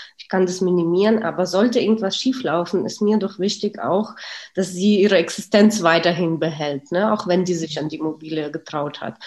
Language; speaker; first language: German; early bilingual, other home language; Russian